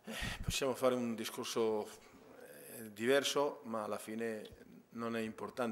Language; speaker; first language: Italian; non-native, fluent; Spanish